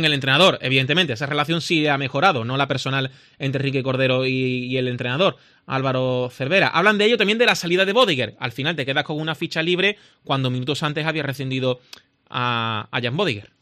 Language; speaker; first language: Spanish; native; Spanish